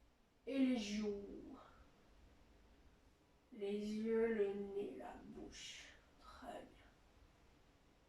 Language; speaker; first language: French; native; French